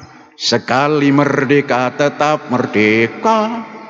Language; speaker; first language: Indonesian; native; Indonesian